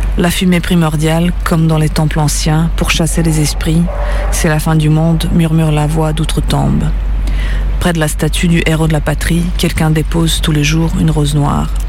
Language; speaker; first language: French; early bilingual, other home language; Serbian